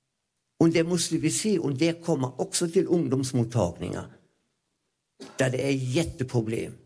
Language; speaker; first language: Swedish; non-native, fluent; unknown